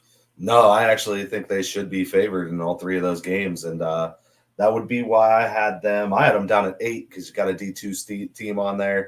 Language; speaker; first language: English; native; English